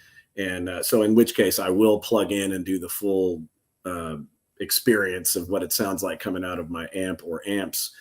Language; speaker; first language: English; native; English